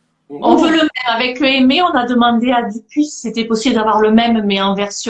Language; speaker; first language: French; native; French